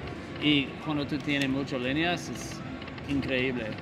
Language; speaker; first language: Spanish; non-native, learner; English